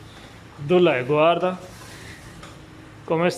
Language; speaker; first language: Italian; non-native, learner; Punjabi